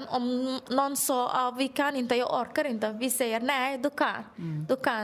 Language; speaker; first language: Swedish; non-native, learner; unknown